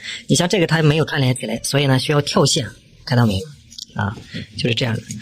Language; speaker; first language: Chinese; native; Chinese